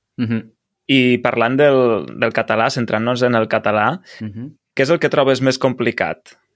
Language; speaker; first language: Catalan; native; Catalan